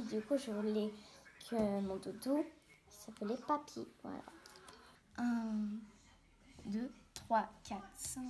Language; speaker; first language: French; early bilingual, other home language; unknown